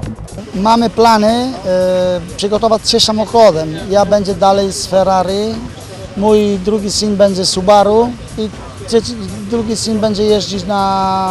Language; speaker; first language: Polish; non-native, fluent; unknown